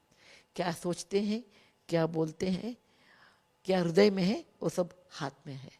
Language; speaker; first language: Hindi; non-native, local second language; Kannada